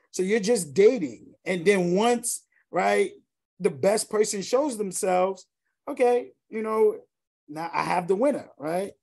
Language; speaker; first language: English; native; English